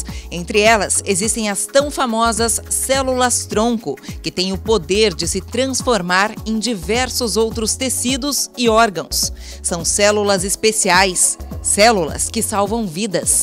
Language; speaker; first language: Portuguese; native; Portuguese